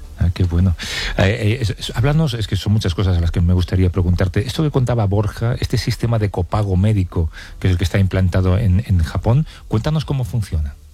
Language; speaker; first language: Spanish; native; Spanish